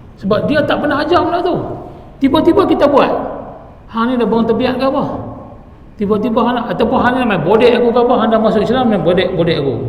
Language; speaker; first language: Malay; non-native, local second language; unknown